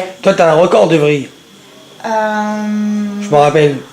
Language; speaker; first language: French; native; French